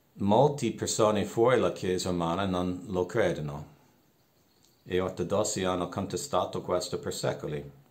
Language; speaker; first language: Italian; non-native, fluent; English